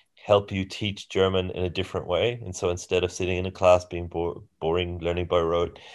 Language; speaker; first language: English; native; English